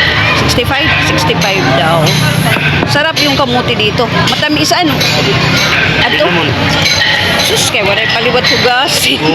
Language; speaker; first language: Filipino; non-native, local second language; Waray